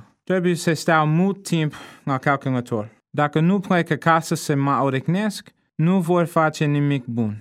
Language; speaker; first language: Romanian; non-native, fluent; English